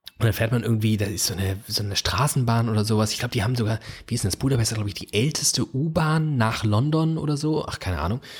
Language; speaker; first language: German; native; German